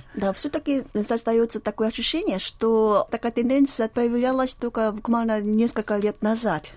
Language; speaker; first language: Russian; non-native, fluent; Korean